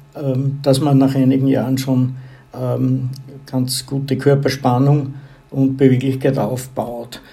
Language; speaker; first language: German; native; German